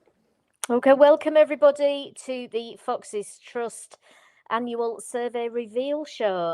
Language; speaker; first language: English; native; English